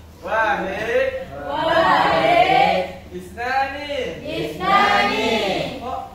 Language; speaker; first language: Arabic; non-native, learner; Malay